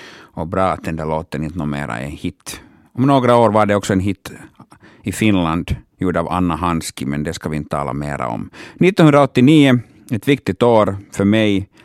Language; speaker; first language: Swedish; non-native, local second language; Finnish